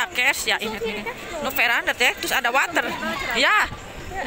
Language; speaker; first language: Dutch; non-native, learner; Indonesian